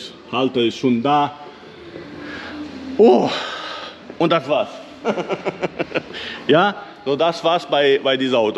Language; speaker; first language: German; non-native, fluent; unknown